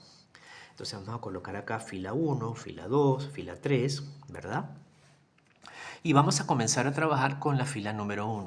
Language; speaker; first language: Spanish; native; Spanish